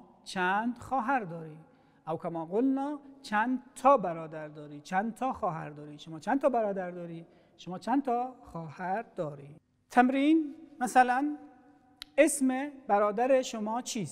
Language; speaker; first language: Persian; non-native, fluent; Arabic